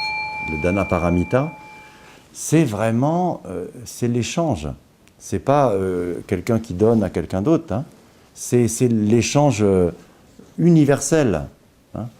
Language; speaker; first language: French; native; French